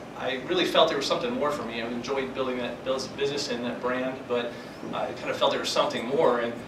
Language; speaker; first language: English; native; English